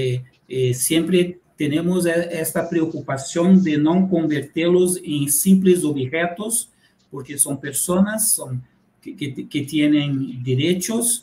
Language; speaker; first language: Spanish; non-native, fluent; Portuguese